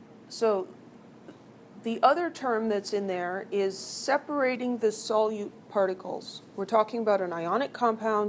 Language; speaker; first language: English; native; English